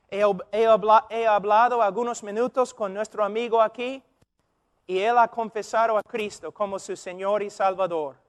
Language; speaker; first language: Spanish; non-native, fluent; English